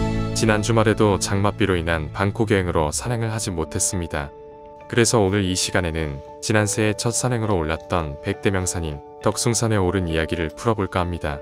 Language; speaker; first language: Korean; native; Korean